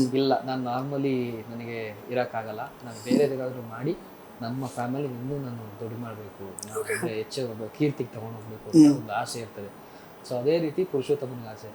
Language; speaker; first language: Kannada; native; Kannada